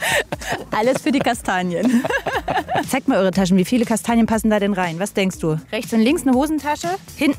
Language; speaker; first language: German; native; German